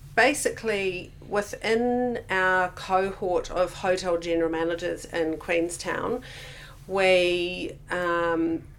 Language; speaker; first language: English; native; English